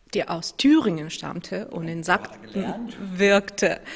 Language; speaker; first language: German; non-native, fluent; Russian